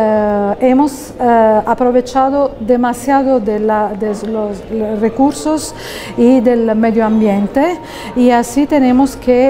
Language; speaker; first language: Spanish; non-native, fluent; Italian